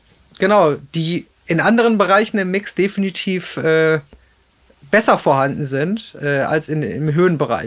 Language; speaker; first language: German; native; German